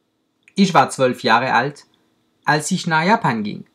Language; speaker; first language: German; non-native, fluent; French